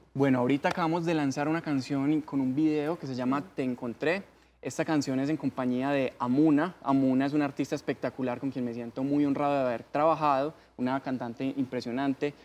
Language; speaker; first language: Spanish; native; Spanish